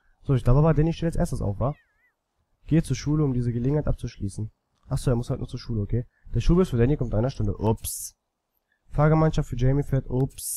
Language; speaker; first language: German; native; German